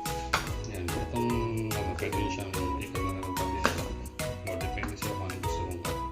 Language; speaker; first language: Filipino; native; Filipino